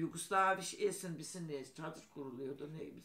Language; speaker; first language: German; non-native, learner; Turkish